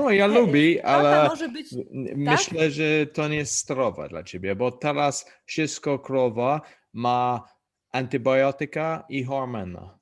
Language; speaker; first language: Polish; non-native, learner; English